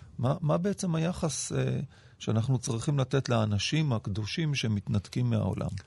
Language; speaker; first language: Hebrew; native; Hebrew